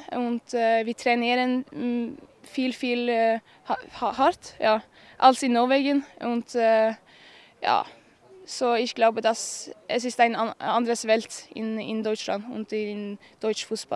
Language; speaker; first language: German; non-native, learner; Norwegian